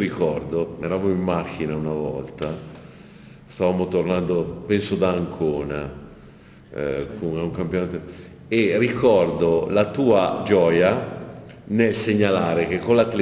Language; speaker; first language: Italian; native; Italian